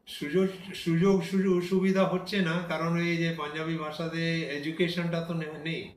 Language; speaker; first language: Bangla; non-native, local second language; Punjabi